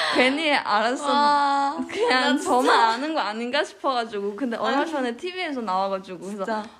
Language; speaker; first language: Korean; non-native, fluent; Cantonese